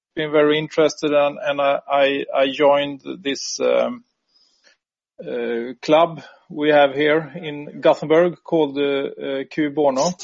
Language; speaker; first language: English; non-native, fluent; Swedish